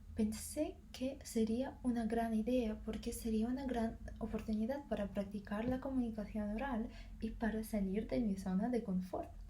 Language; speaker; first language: Spanish; non-native, fluent; Russian